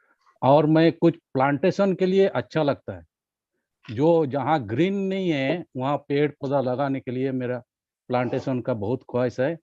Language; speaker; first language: Hindi; non-native, local second language; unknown